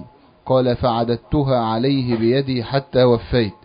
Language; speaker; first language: Arabic; native; Arabic